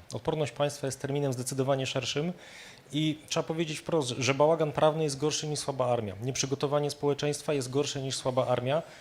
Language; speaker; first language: Polish; native; Polish